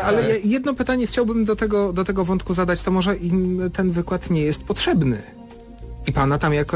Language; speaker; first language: Polish; native; Polish